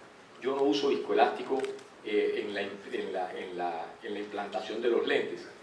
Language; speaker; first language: Spanish; native; Spanish